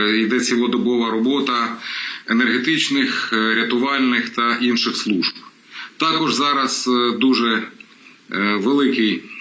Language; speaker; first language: Ukrainian; non-native, local second language; Russian